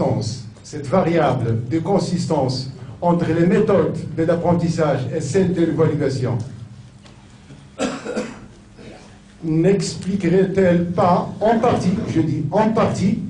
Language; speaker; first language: French; non-native, local second language; Arabic